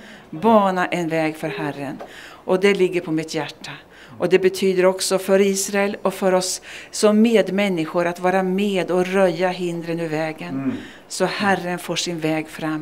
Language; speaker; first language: Swedish; native; Swedish